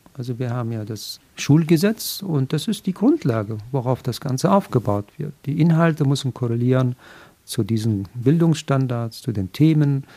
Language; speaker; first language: German; non-native, fluent; Arabic